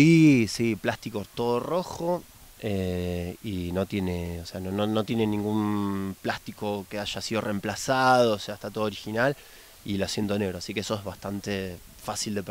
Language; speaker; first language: Spanish; native; Spanish